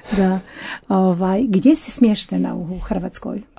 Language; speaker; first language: Croatian; native; Croatian